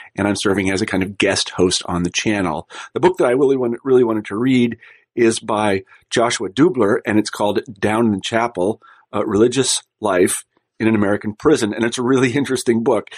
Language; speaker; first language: English; native; English